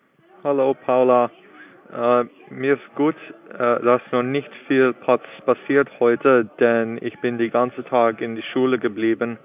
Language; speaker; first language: German; non-native, learner; English